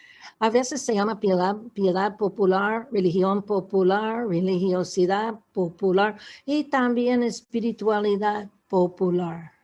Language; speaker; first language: Spanish; non-native, fluent; English